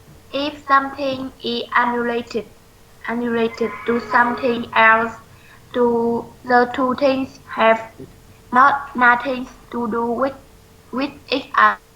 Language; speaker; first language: English; non-native, learner; Vietnamese